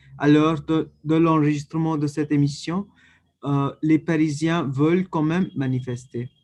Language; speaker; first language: French; non-native, fluent; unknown